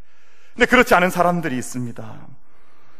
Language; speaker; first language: Korean; native; Korean